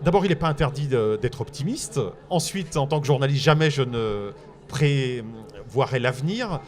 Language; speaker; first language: French; native; French